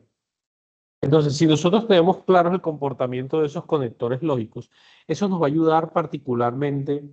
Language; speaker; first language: Spanish; native; Spanish